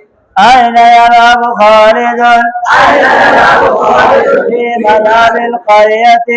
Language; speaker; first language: Arabic; non-native, learner; Bangla